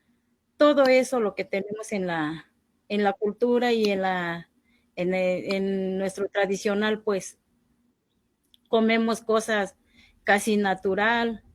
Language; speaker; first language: Spanish; non-native, local second language; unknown